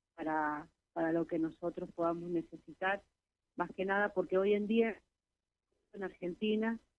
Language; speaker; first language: Spanish; native; Spanish